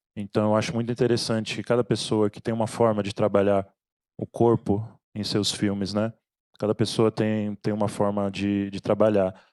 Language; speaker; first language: Portuguese; native; Portuguese